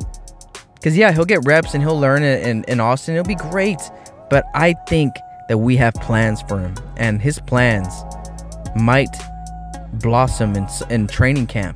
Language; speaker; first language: English; native; English